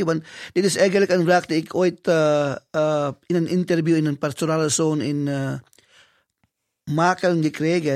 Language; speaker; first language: Dutch; non-native, fluent; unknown